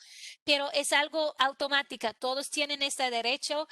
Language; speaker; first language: Spanish; non-native, fluent; English